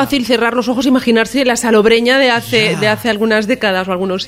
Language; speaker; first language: Spanish; native; Spanish